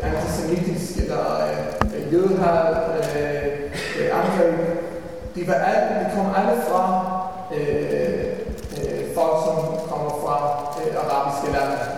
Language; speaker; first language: Danish; non-native, fluent; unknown